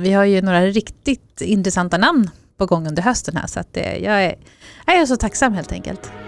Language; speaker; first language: Swedish; native; Swedish